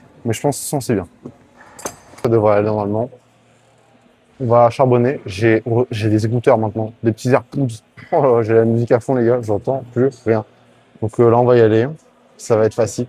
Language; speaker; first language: French; native; French